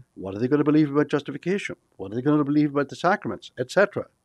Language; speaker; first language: English; native; English